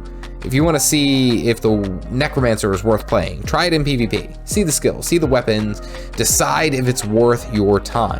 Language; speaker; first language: English; native; English